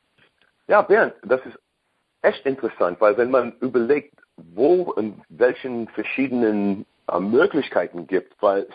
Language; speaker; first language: German; non-native, learner; English